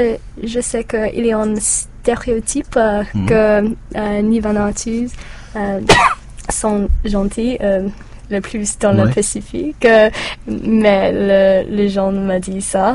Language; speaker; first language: French; non-native, learner; English